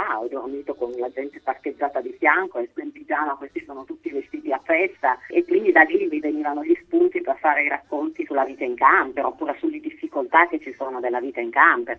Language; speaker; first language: Italian; native; Italian